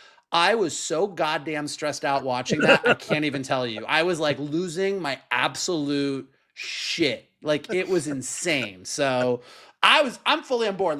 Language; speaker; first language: English; native; English